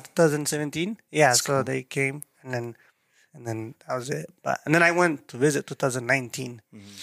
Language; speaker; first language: English; non-native, fluent; Tigrinya